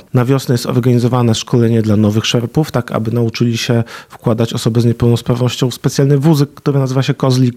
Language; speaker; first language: Polish; native; Polish